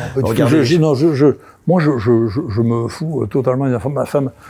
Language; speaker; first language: French; native; French